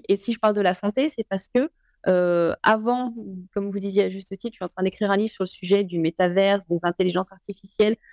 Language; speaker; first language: French; native; French